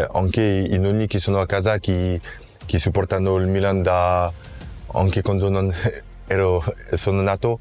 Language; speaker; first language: Italian; non-native, fluent; French